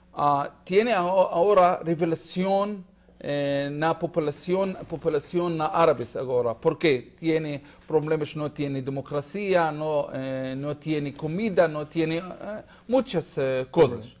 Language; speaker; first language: Spanish; non-native, learner; Hebrew